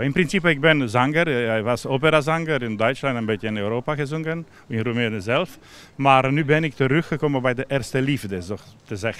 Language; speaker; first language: Dutch; non-native, fluent; Romanian